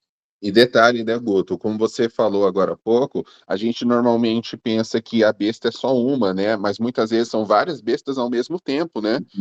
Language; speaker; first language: Portuguese; native; Portuguese